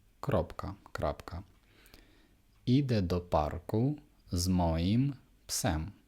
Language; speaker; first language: Polish; non-native, fluent; Ukrainian